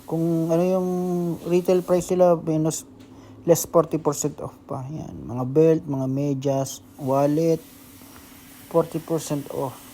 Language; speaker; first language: Filipino; native; Filipino